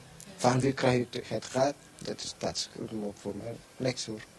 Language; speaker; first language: Dutch; non-native, fluent; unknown